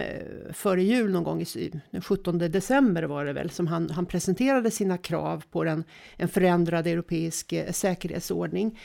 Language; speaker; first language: Swedish; native; Swedish